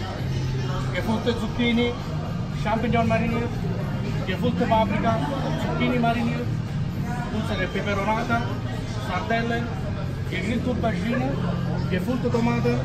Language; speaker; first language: German; non-native, fluent; Italian